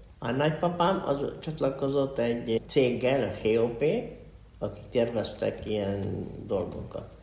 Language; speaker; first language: Hungarian; early bilingual, heritage; Hungarian